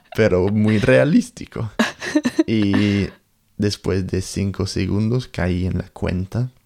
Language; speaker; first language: Spanish; non-native, learner; English